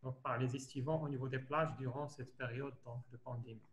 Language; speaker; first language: French; non-native, local second language; Arabic